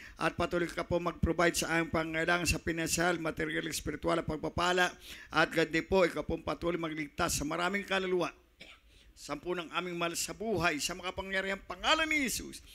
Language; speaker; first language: Filipino; native; Filipino